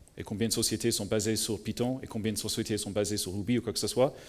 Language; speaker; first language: French; native; French